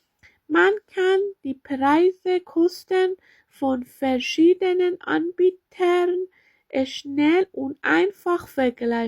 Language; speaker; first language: German; non-native, learner; Persian